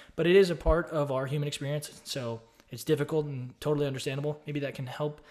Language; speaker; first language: English; native; English